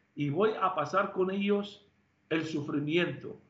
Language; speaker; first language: Spanish; non-native, fluent; Arabic